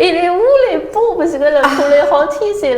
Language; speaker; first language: French; non-native, learner; Chinese